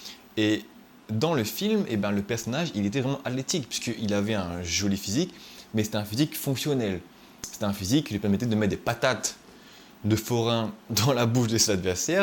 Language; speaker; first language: French; native; French